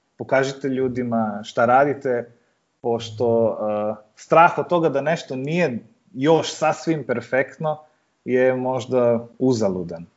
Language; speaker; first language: Serbian; early bilingual, heritage; Serbian